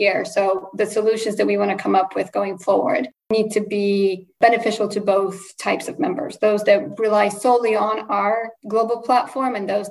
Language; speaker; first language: English; non-native, fluent; Polish